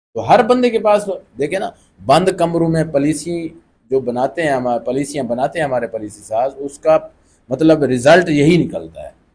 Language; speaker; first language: Urdu; non-native, local second language; Saraiki